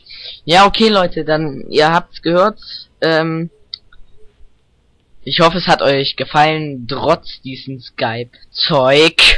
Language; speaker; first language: German; native; German